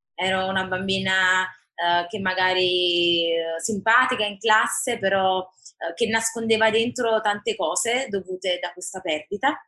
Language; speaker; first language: Italian; native; Italian